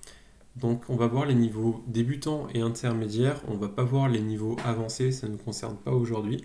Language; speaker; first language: French; native; French